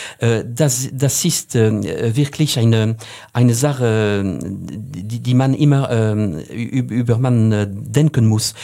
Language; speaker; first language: German; non-native, fluent; French